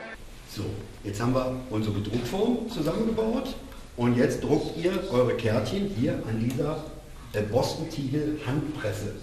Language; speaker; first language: German; native; German